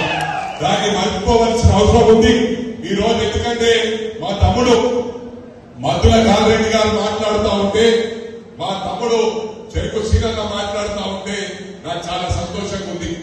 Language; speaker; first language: Telugu; native; Telugu